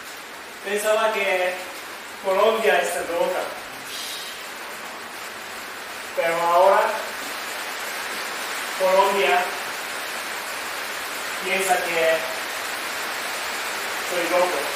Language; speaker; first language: Spanish; non-native, learner; Japanese